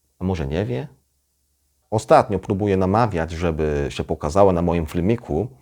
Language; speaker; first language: Polish; non-native, fluent; Korean